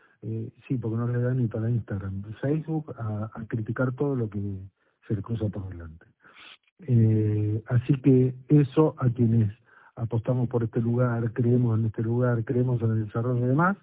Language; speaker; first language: Spanish; native; Spanish